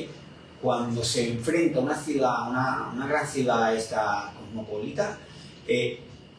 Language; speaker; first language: Spanish; native; Spanish